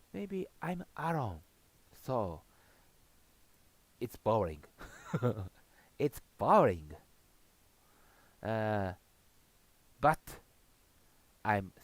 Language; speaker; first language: English; non-native, learner; Japanese